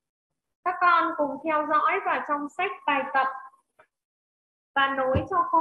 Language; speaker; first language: Vietnamese; native; Vietnamese